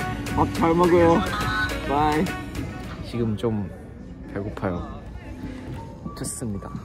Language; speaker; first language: Korean; non-native, fluent; Thai